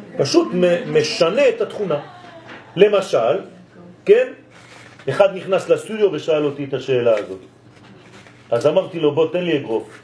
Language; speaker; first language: Hebrew; non-native, fluent; French